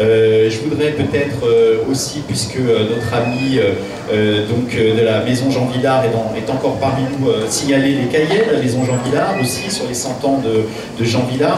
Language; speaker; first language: French; native; French